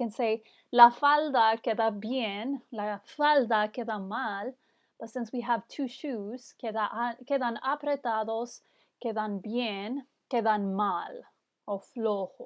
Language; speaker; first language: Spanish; non-native, fluent; English